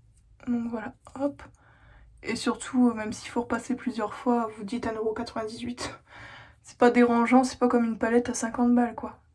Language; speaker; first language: French; native; French